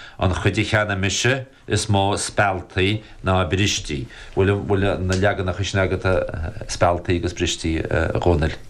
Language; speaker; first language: Irish; native; Irish